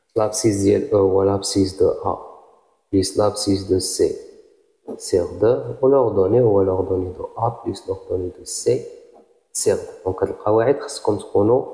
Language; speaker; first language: French; non-native, local second language; Arabic